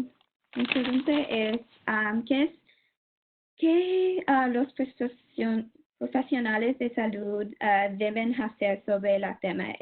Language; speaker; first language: Spanish; non-native, learner; English